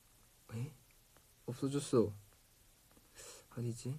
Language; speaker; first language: Korean; non-native, fluent; Thai